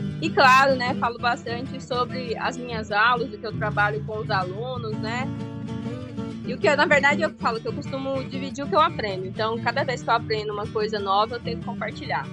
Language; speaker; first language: Portuguese; native; Portuguese